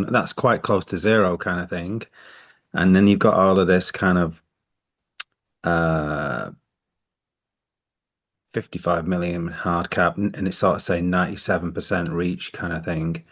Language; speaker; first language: English; native; English